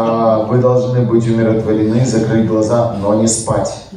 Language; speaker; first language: Russian; native; Russian